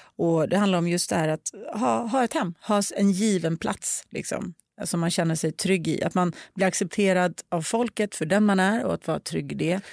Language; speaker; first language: Swedish; early bilingual, other home language; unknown